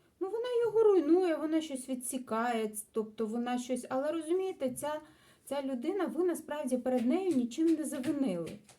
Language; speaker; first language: Ukrainian; non-native, local second language; Russian